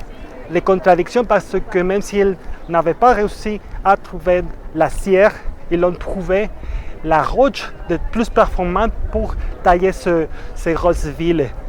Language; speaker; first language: French; non-native, fluent; Spanish